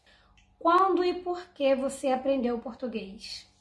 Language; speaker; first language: Portuguese; non-native, fluent; Swedish